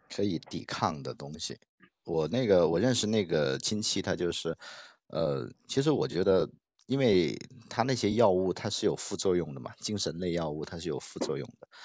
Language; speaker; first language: Chinese; non-native, local second language; Cantonese